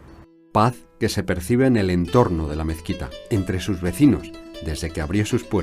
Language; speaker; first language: Spanish; native; Spanish